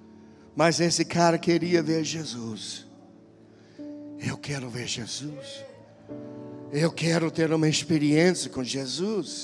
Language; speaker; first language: Portuguese; non-native, fluent; English